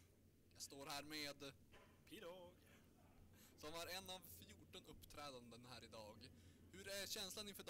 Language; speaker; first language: Swedish; native; Swedish